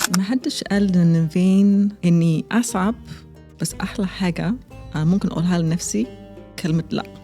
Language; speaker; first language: Egyptian Arabic; early bilingual, heritage; Arabic